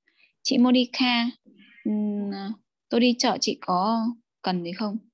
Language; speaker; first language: Korean; non-native, learner; Vietnamese